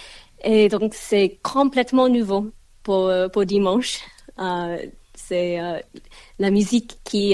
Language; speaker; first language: French; non-native, learner; English